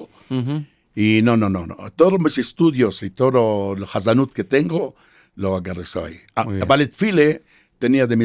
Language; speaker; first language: Spanish; non-native, fluent; Hebrew